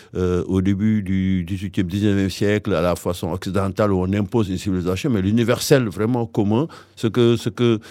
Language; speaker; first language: French; non-native, local second language; Wolof